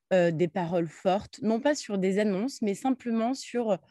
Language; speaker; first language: French; early bilingual, other home language; Arabic